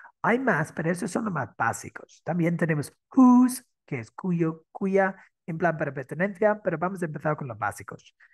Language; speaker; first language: Spanish; non-native, fluent; English